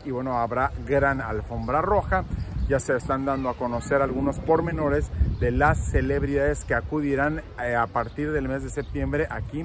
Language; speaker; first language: Spanish; native; Spanish